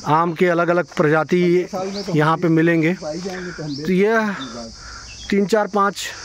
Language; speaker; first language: Hindi; native; Hindi